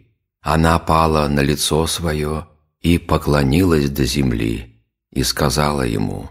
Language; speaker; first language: Russian; native; Russian